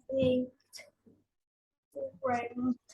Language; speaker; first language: English; non-native, learner; Vietnamese